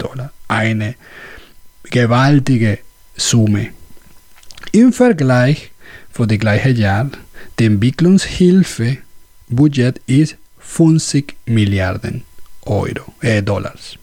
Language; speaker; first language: German; non-native, learner; Spanish